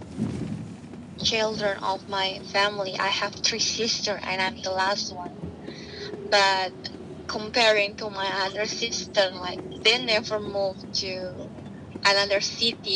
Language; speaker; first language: English; non-native, learner; Indonesian